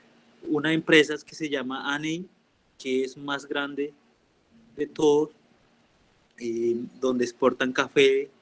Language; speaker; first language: Spanish; non-native, local second language; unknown